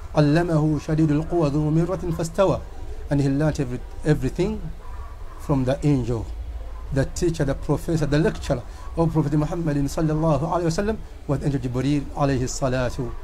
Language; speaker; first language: English; non-native, local second language; Ganda